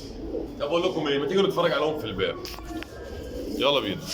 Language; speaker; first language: Arabic; native; Arabic